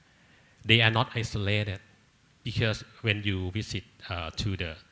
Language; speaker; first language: English; non-native, learner; Thai